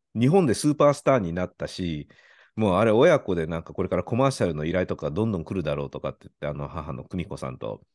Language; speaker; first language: Japanese; native; Japanese